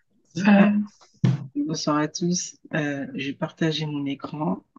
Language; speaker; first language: French; native; French